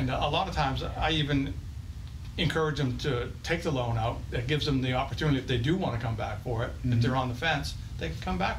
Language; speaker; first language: English; native; English